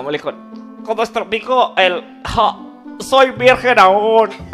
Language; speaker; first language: Spanish; native; Spanish